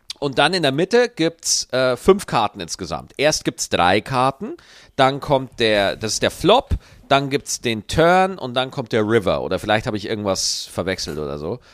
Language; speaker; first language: German; native; German